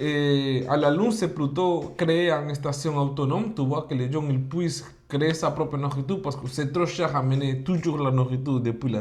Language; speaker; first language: French; non-native, fluent; Spanish